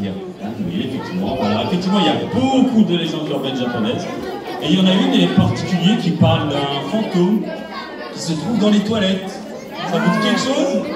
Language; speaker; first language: French; native; French